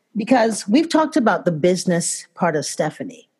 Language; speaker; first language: English; non-native, local second language; Igbo